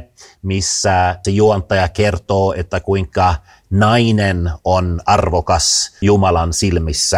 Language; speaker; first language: Finnish; early bilingual, heritage; Finnish